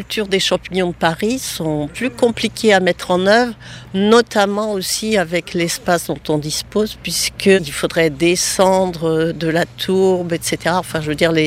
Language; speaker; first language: French; native; French